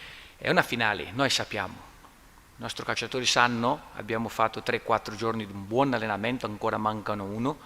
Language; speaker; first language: Italian; non-native, learner; Portuguese